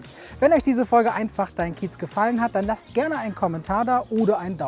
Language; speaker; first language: German; native; German